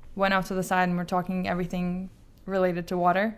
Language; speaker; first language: English; non-native, fluent; Azerbaijani